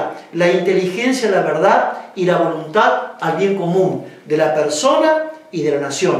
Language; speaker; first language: Spanish; native; Spanish